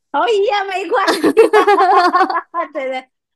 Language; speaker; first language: Chinese; non-native, learner; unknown